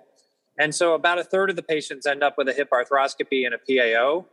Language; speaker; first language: English; native; English